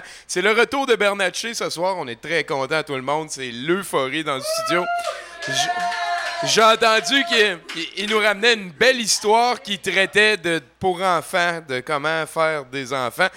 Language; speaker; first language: French; native; French